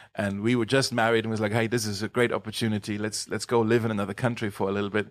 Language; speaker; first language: English; non-native, fluent; German